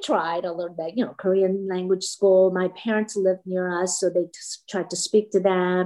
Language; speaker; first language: English; non-native, fluent; Korean